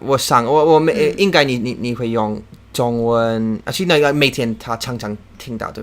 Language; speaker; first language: Chinese; non-native, learner; English